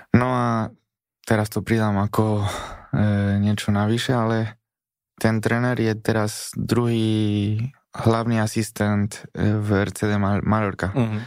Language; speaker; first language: Slovak; non-native, fluent; Spanish